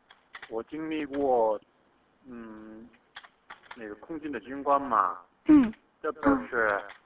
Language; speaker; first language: Chinese; non-native, fluent; Korean